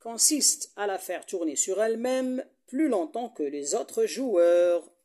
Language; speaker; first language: French; non-native, local second language; Arabic